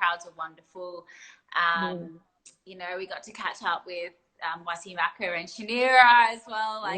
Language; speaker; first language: English; native; English